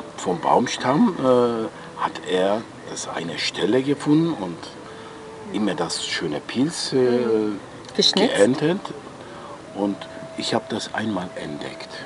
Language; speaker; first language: German; non-native, local second language; Turkish